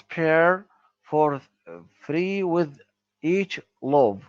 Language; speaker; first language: English; non-native, learner; Arabic